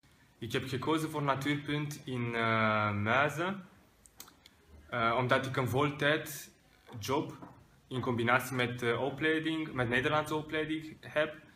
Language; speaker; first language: Dutch; non-native, learner; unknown